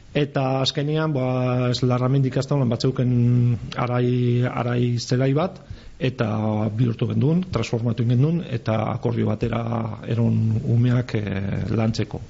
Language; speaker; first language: Basque; native; Basque